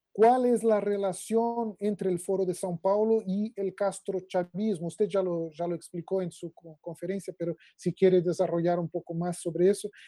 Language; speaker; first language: Spanish; non-native, fluent; Portuguese